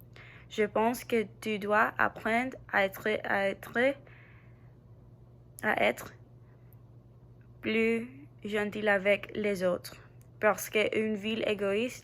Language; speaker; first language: French; non-native, learner; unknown